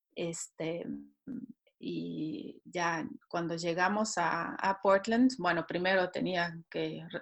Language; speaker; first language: Spanish; non-native, fluent; Swiss German